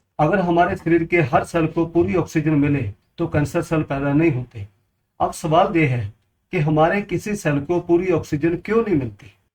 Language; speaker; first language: Hindi; non-native, local second language; Punjabi